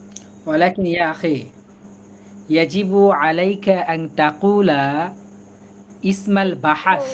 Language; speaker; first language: Arabic; non-native, fluent; Bangla